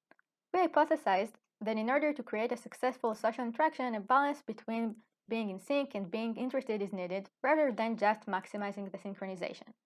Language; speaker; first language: English; non-native, fluent; Hebrew